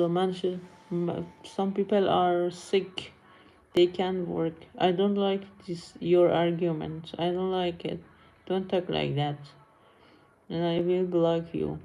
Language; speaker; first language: English; non-native, learner; Persian